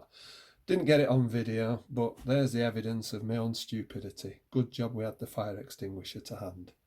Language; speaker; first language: English; native; English